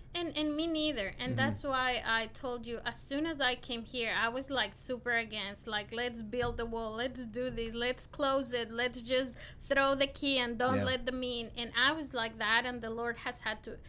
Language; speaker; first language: English; non-native, fluent; Spanish